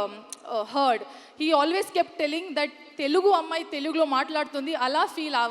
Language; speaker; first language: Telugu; non-native, learner; Kannada